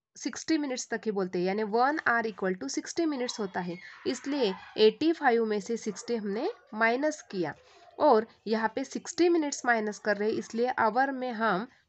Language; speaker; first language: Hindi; non-native, local second language; Marathi